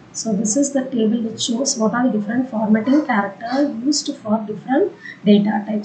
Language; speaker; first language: English; non-native, local second language; Tamil